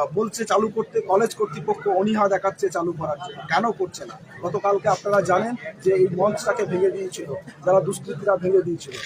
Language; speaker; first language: Bangla; non-native, local second language; Santali